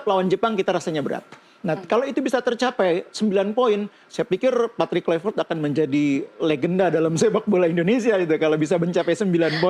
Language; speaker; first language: Indonesian; native; Indonesian